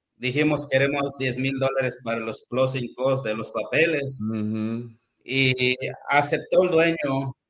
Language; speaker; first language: Spanish; native; Spanish